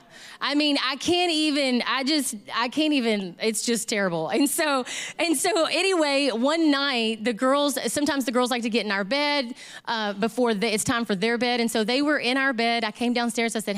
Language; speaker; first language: English; native; English